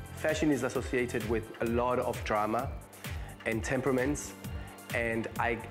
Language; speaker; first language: English; non-native, local second language; Zulu